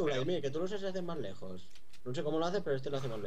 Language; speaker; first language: Spanish; native; Spanish